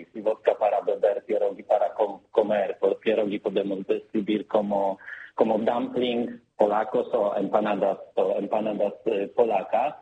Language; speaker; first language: Spanish; non-native, learner; Polish